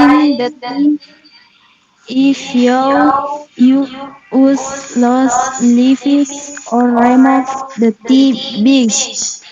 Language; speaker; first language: English; non-native, learner; Indonesian